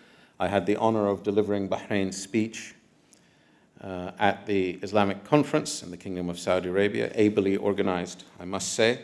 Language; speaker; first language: English; non-native, fluent; Arabic